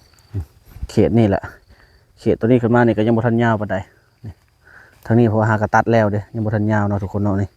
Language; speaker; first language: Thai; non-native, local second language; Lao